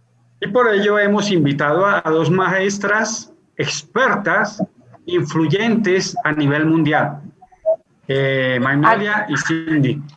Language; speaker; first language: Spanish; native; Spanish